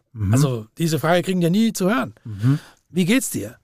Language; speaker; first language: German; native; German